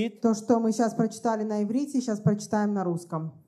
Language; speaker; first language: Russian; native; Russian